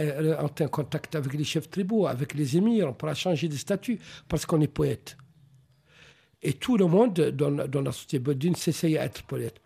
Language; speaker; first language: French; non-native, local second language; Arabic